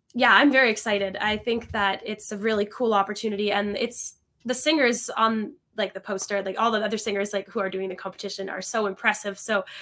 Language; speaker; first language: English; native; English